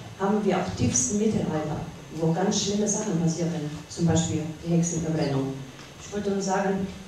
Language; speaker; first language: German; non-native, learner; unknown